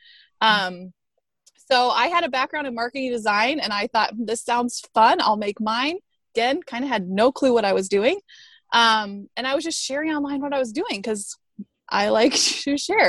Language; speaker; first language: English; native; English